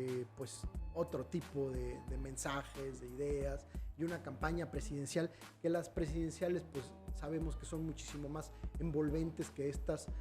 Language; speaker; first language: Spanish; native; Spanish